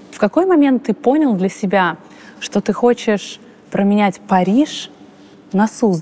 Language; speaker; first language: Russian; native; Russian